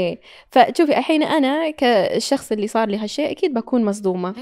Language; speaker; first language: Arabic; native; Arabic